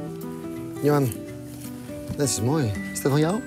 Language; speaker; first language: Dutch; non-native, fluent; French